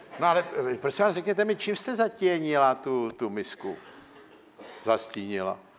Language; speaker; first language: Czech; native; Czech